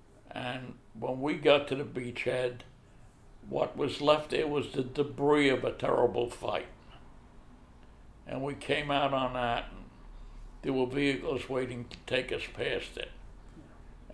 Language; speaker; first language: English; native; English